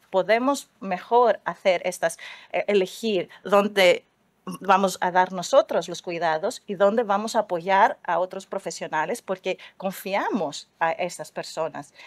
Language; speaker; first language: Spanish; non-native, fluent; Greek